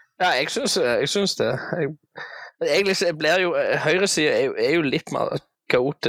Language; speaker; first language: Norwegian; native; Norwegian